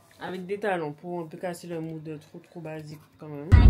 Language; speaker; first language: French; native; French